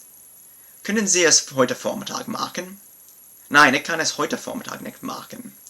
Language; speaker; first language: German; non-native, learner; English